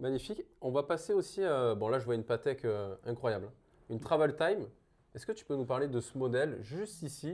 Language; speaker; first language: French; native; French